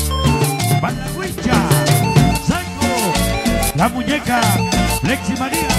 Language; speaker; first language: Spanish; native; Spanish